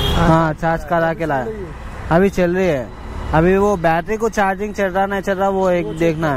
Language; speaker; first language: Hindi; non-native, local second language; Telugu